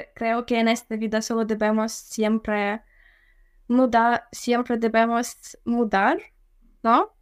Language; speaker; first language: Spanish; non-native, fluent; Ukrainian